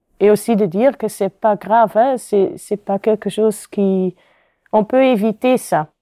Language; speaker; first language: French; non-native, local second language; Dutch